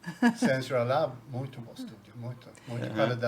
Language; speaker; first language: Portuguese; non-native, learner; Swedish